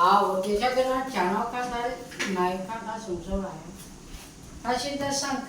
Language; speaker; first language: Chinese; non-native, learner; Filipino